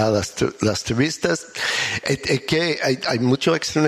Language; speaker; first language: Spanish; non-native, learner; English